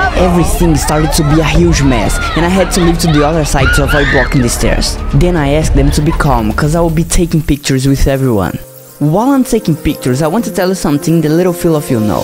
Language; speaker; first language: English; non-native, fluent; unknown